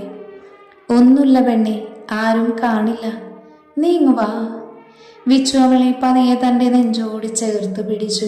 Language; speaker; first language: Malayalam; native; Malayalam